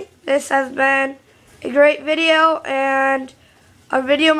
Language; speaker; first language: English; native; English